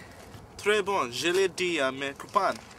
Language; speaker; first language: French; non-native, learner; English